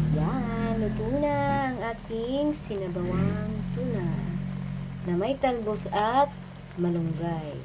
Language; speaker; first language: Filipino; non-native, local second language; Cebuano